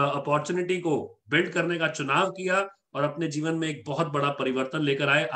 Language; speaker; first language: Hindi; native; Hindi